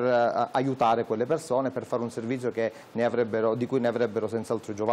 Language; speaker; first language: Italian; native; Italian